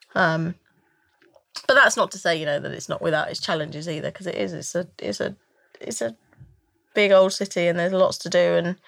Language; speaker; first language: English; native; English